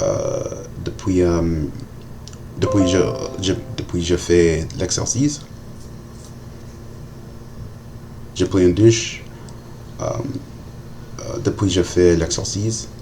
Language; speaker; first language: French; non-native, learner; English